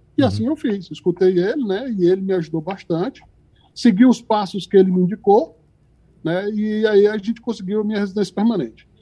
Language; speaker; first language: Portuguese; native; Portuguese